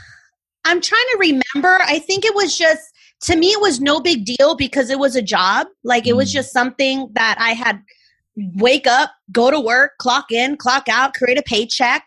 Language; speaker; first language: English; native; English